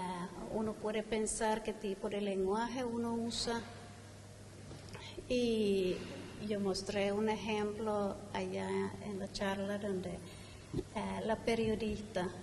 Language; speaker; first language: Spanish; non-native, fluent; Finnish